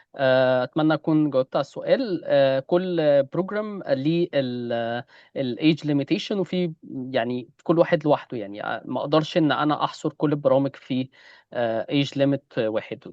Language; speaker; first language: Arabic; native; Arabic